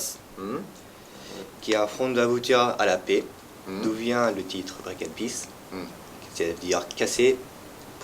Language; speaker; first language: French; early bilingual, heritage; French